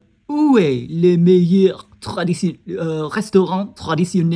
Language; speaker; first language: French; non-native, learner; English